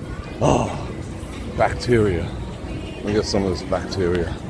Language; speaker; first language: English; native; English